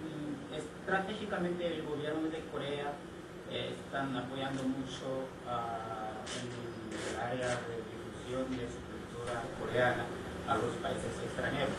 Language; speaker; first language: Spanish; non-native, learner; Korean